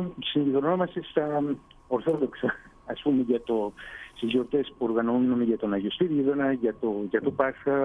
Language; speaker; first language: Greek; early bilingual, heritage; Greek